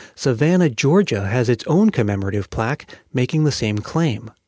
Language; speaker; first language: English; native; English